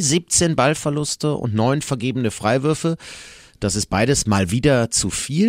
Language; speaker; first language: German; native; German